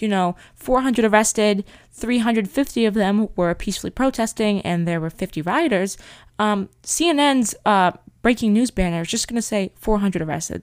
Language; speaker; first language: English; native; English